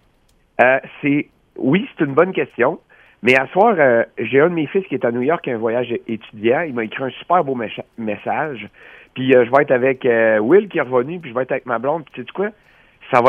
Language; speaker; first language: French; native; French